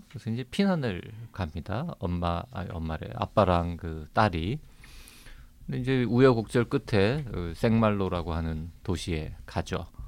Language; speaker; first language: Korean; native; Korean